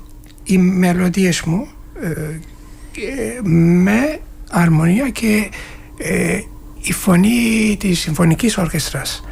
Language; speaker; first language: Greek; non-native, learner; Turkish